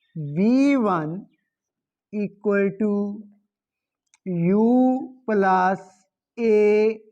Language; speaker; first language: English; non-native, local second language; Punjabi